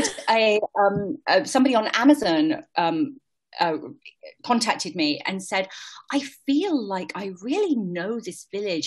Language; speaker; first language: English; native; English